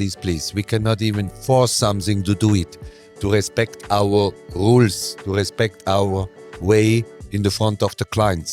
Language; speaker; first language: English; non-native, learner; German